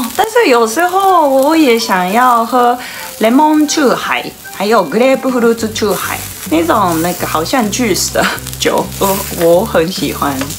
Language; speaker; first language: Chinese; non-native, learner; Japanese